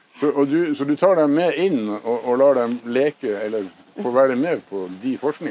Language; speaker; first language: Norwegian; native; Norwegian